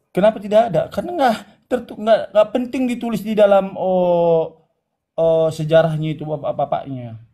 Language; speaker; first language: Indonesian; non-native, local second language; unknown